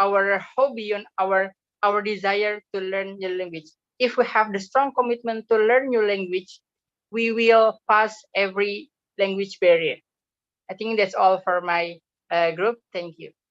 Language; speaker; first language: English; non-native, learner; Indonesian